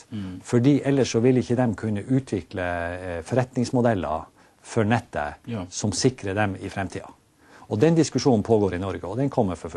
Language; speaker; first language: Norwegian; native; Norwegian